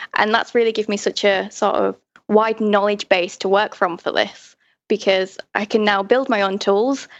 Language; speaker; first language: English; native; English